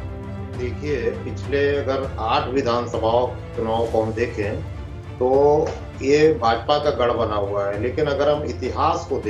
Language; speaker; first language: Hindi; native; Hindi